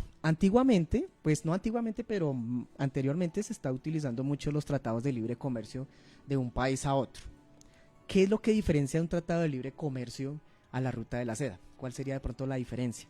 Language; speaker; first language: Spanish; native; Spanish